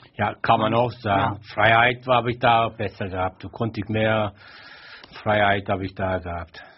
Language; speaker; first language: German; non-native, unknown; Turkish